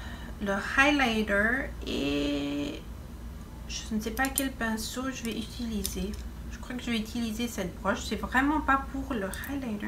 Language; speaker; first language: French; non-native, fluent; Spanish